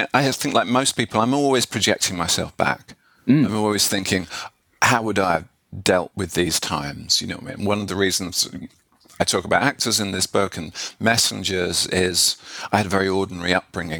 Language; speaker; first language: English; native; English